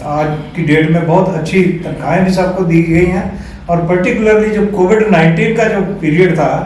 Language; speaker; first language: Hindi; non-native, local second language; Punjabi